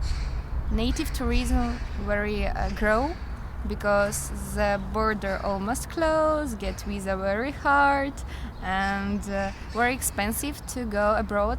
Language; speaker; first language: English; non-native, learner; Russian